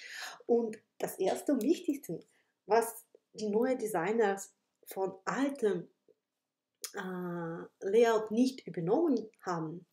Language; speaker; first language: German; non-native, fluent; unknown